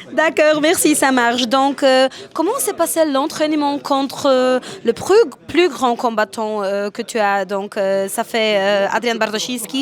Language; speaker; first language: French; non-native, learner; Polish